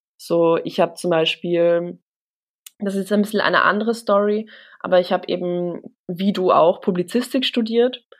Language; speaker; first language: German; early bilingual, other home language; Polish